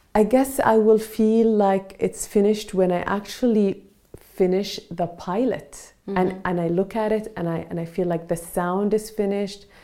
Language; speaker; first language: English; non-native, fluent; Arabic